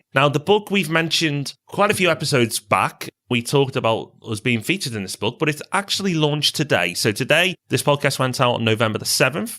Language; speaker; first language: English; native; English